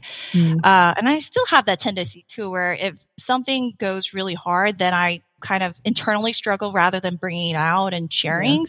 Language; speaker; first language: English; non-native, fluent; Korean